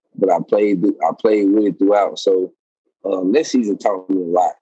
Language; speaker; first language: English; native; English